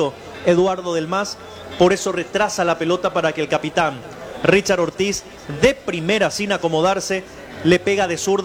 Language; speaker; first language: Spanish; native; Spanish